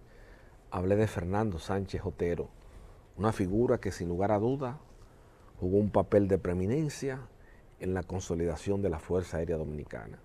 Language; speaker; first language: Spanish; native; Spanish